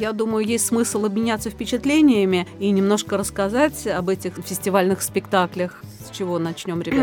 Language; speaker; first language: Russian; native; Russian